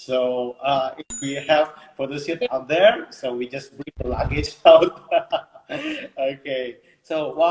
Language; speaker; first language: English; non-native, fluent; Indonesian